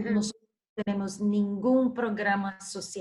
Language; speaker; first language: Spanish; non-native, learner; Portuguese